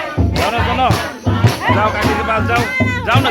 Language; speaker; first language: Hindi; non-native, local second language; Bangla